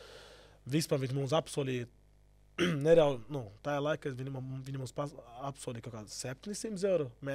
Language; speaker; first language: Latvian; non-native, learner; Portuguese